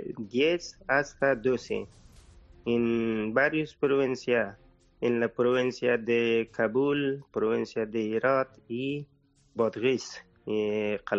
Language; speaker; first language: Spanish; non-native, learner; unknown